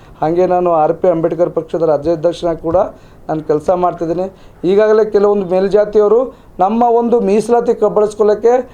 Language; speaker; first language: Kannada; native; Kannada